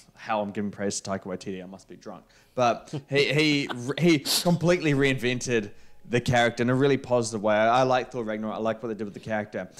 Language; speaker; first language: English; native; English